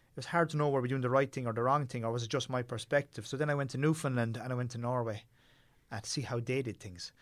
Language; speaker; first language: English; native; English